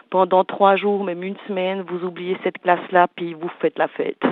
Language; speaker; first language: French; early bilingual, other home language; Portuguese